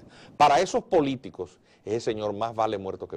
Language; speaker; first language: Spanish; native; Spanish